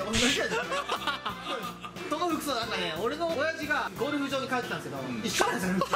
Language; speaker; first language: Japanese; native; Japanese